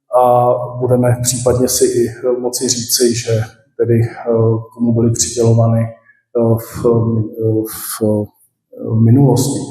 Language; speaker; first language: Czech; native; Czech